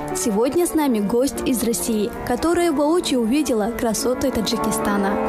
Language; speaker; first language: Russian; non-native, local second language; Tajik